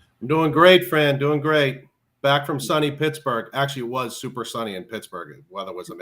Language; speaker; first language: English; native; English